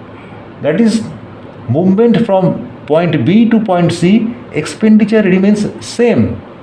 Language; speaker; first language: English; non-native, local second language; Bangla